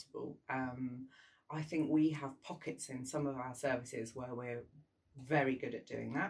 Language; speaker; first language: English; native; English